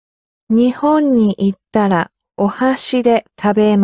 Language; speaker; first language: Japanese; non-native, learner; English